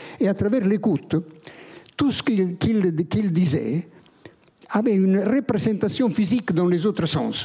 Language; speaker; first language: French; non-native, fluent; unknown